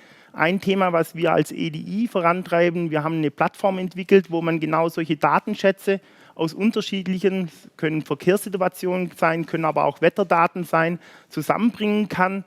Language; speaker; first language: German; native; German